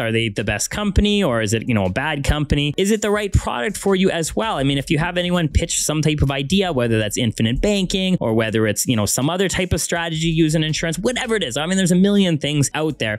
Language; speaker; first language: English; native; English